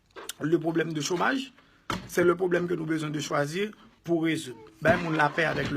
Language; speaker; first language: French; non-native, local second language; Haitian Creole